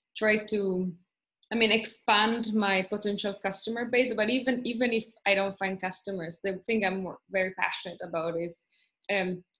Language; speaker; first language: English; non-native, fluent; Italian